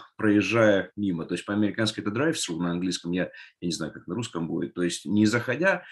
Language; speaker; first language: Russian; native; Russian